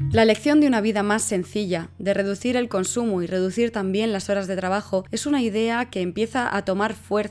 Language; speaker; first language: Spanish; native; Spanish